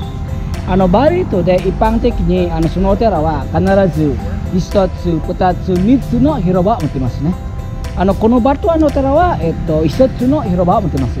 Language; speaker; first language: Japanese; non-native, fluent; Indonesian